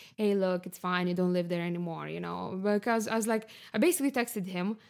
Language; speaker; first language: English; non-native, fluent; Lithuanian